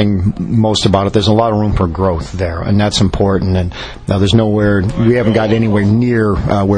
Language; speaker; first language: English; native; English